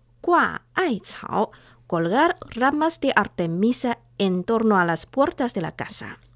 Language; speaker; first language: Spanish; non-native, fluent; Chinese